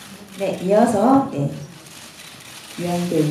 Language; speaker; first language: Korean; native; Korean